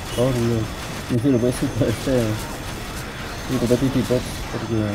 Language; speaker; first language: Spanish; native; Spanish